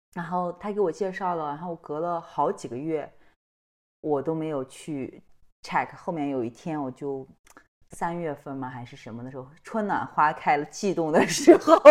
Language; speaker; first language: Chinese; non-native, local second language; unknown